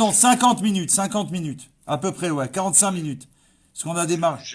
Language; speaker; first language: French; native; French